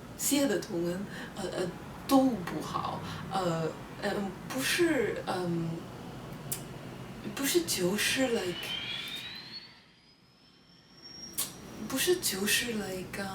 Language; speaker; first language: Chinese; non-native, learner; English